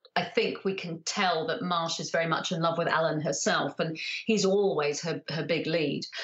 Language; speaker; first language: English; native; English